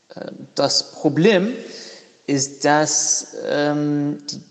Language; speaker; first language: German; non-native, learner; English